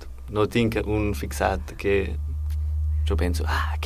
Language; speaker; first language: Catalan; non-native, learner; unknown